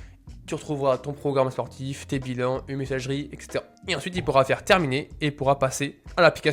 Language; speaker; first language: French; native; French